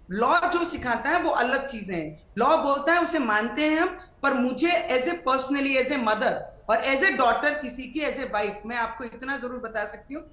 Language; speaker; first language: Hindi; non-native, local second language; Marathi